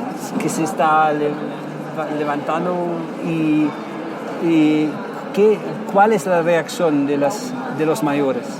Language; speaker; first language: Spanish; non-native, fluent; German